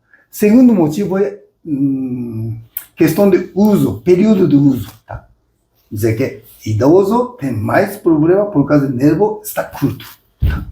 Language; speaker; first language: Portuguese; non-native, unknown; Japanese